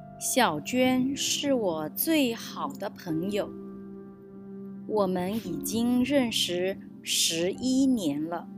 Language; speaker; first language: Chinese; early bilingual, heritage; English